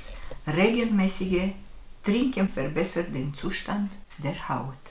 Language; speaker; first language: German; non-native, fluent; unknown